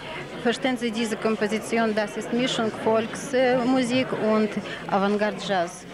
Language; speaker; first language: German; non-native, learner; Russian